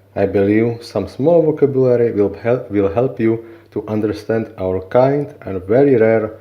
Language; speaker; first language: English; non-native, learner; Slovak